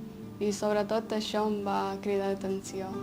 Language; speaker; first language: Catalan; non-native, fluent; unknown